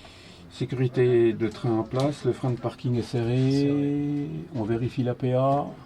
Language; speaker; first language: French; native; French